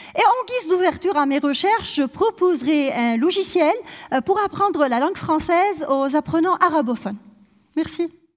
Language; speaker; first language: French; non-native, local second language; Arabic